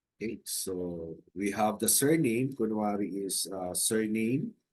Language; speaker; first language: English; non-native, local second language; Filipino